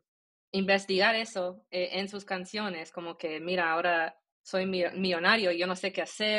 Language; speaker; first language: Spanish; early bilingual, heritage; Spanish